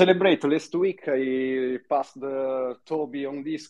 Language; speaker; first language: English; non-native, fluent; Italian